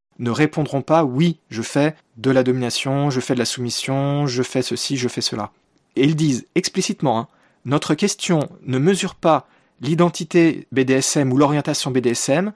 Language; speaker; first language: French; native; French